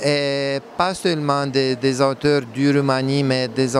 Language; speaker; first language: French; non-native, fluent; Romanian